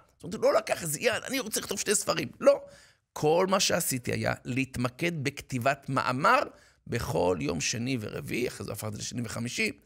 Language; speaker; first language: Hebrew; native; Hebrew